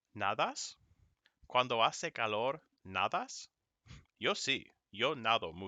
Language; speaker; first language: Spanish; non-native, fluent; English